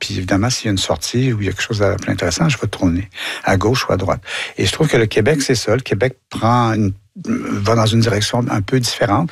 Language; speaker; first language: French; native; French